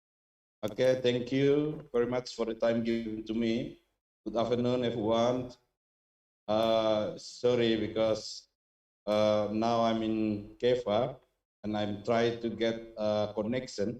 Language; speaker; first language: English; non-native, learner; Indonesian